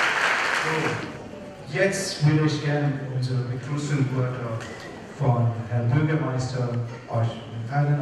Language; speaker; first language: German; non-native, fluent; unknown